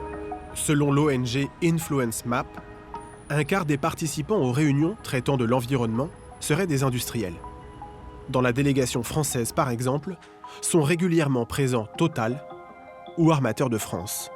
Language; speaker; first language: French; native; French